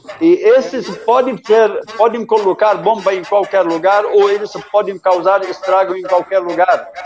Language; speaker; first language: Portuguese; non-native, fluent; Arabic